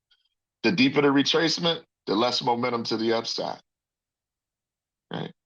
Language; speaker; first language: English; native; English